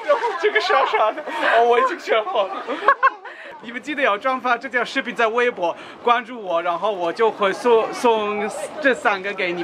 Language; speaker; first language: Chinese; non-native, fluent; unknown